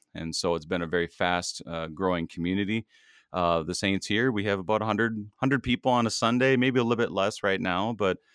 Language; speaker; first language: English; native; English